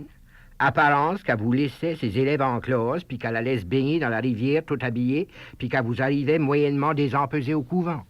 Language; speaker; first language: French; native; French